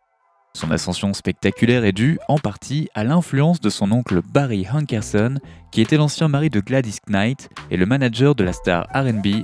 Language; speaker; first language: French; native; French